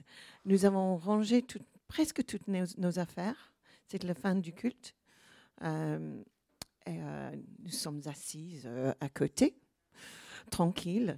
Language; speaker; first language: French; non-native, learner; English